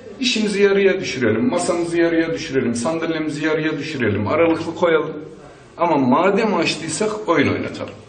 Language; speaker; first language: Turkish; native; Turkish